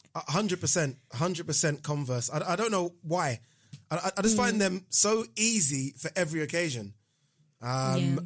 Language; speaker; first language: English; non-native, local second language; Yoruba